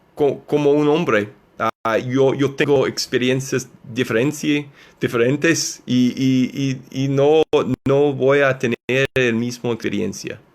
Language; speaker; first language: Spanish; non-native, learner; English